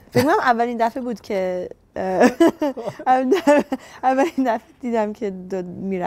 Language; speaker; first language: Persian; early bilingual, heritage; Persian